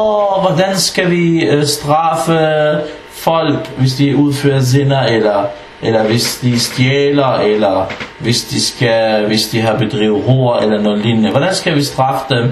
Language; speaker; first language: Danish; non-native, fluent; Arabic